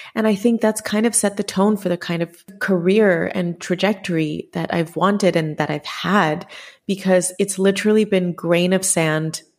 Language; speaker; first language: English; native; English